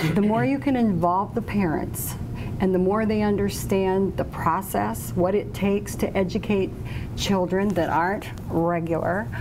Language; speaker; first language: English; native; English